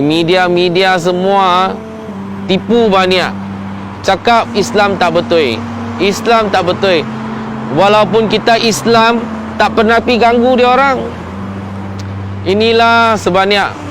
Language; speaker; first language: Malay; non-native, local second language; Chinese